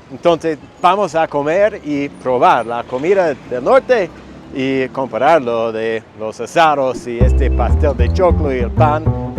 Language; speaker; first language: Spanish; non-native, fluent; English